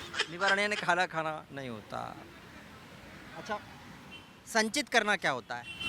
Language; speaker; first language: Hindi; native; Hindi